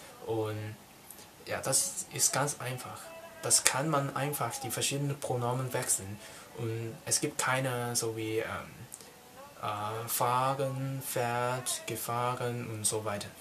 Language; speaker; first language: German; non-native, learner; Cantonese